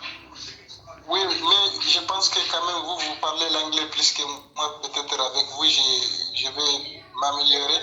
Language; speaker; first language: French; non-native, local second language; Bambara